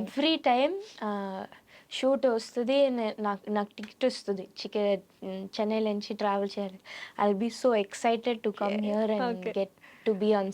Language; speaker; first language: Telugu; non-native, learner; Tamil